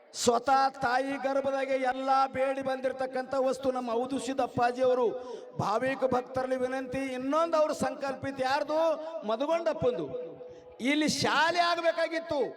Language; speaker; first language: Kannada; native; Kannada